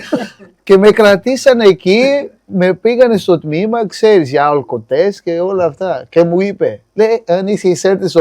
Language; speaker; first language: Greek; non-native, fluent; Portuguese